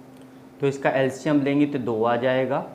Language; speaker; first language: Hindi; native; Hindi